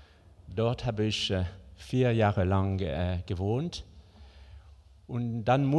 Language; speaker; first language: German; non-native, fluent; French